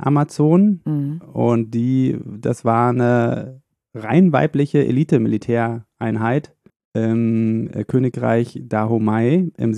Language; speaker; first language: German; native; German